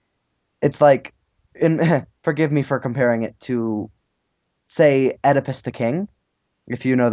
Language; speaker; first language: English; native; English